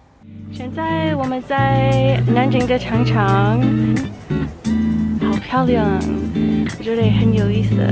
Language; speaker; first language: Chinese; non-native, learner; English